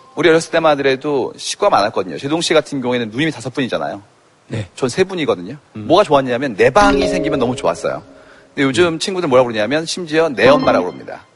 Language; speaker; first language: Korean; native; Korean